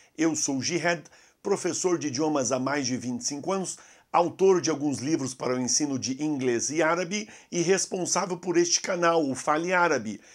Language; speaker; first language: Portuguese; native; Portuguese